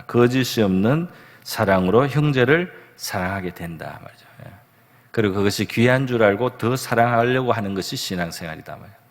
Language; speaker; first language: Korean; native; Korean